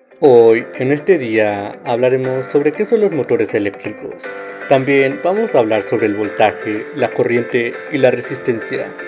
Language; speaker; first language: Spanish; native; Spanish